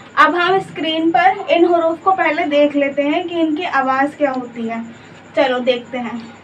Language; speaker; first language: Hindi; native; Hindi